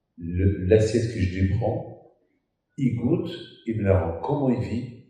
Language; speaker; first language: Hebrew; non-native, fluent; Arabic